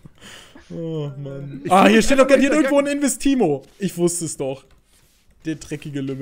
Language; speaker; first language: German; native; German